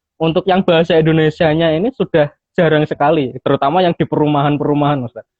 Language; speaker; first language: Indonesian; non-native, local second language; Javanese